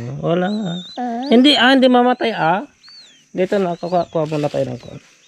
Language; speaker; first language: Filipino; non-native, local second language; Iloko